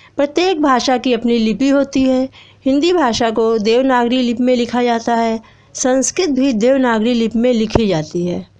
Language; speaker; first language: Hindi; native; Hindi